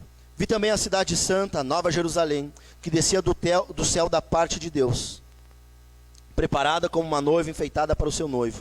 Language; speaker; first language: Portuguese; native; Portuguese